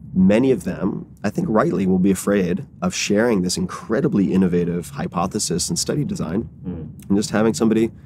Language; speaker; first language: English; native; English